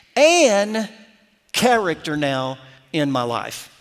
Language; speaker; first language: English; native; English